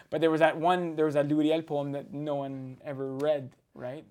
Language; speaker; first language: English; native; English